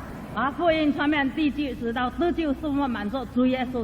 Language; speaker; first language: Chinese; native; Chinese